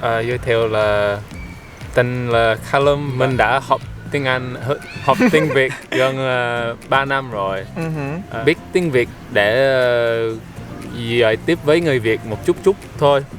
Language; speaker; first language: Vietnamese; non-native, learner; English